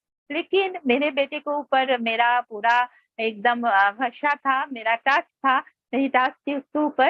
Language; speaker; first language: Hindi; non-native, local second language; Bangla